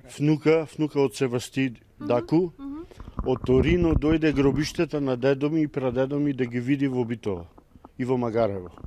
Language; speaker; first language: Macedonian; native; Macedonian